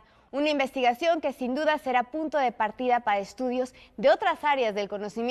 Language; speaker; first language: Spanish; native; Spanish